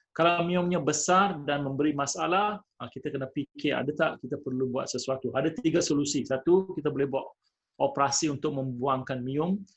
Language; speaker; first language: Malay; non-native, local second language; Tamil